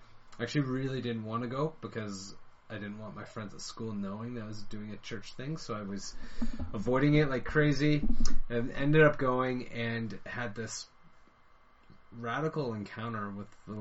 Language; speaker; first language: English; native; English